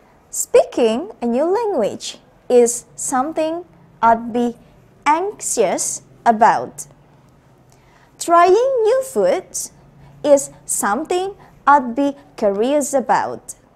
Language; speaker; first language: English; non-native, fluent; Indonesian